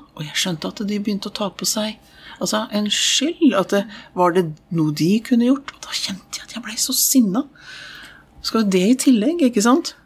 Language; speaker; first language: Norwegian; native; Norwegian